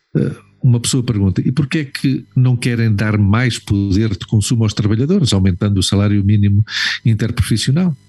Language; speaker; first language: Portuguese; native; Portuguese